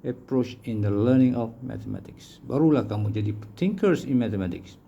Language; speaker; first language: English; non-native, local second language; Malay